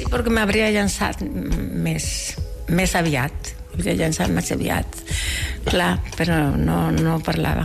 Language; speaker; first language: Catalan; non-native, local second language; Galician